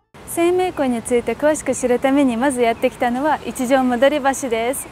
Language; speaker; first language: Japanese; non-native, fluent; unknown